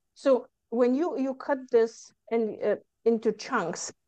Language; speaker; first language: English; non-native, fluent; Lithuanian